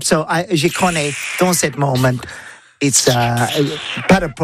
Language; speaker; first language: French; non-native, learner; English